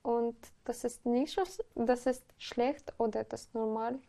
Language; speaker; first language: German; non-native, learner; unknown